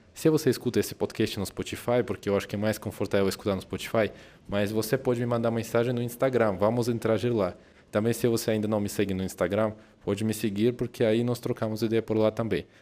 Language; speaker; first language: Portuguese; non-native, fluent; Russian